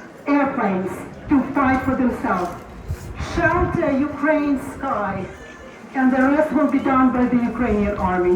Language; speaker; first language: English; non-native, fluent; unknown